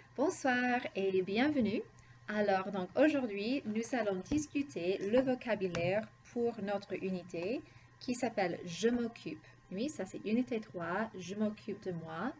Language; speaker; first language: French; non-native, fluent; English